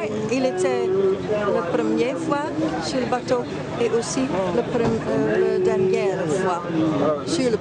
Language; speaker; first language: French; non-native, learner; Dutch